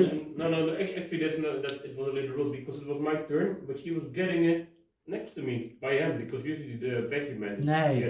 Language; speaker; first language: English; non-native, fluent; Dutch